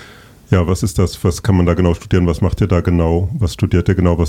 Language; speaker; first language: German; native; German